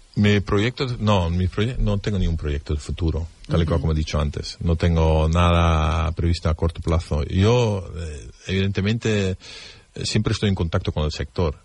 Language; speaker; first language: Spanish; non-native, fluent; Dutch